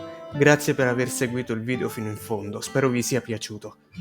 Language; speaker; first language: Italian; native; Italian